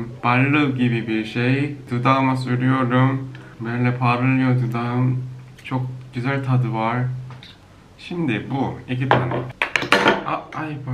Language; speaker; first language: Turkish; non-native, learner; Korean